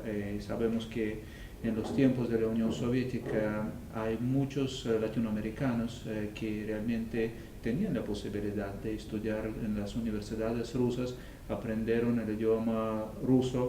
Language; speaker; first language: Spanish; non-native, fluent; Russian